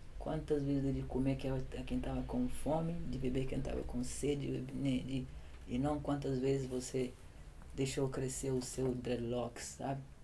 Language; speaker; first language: Portuguese; non-native, local second language; Kabuverdianu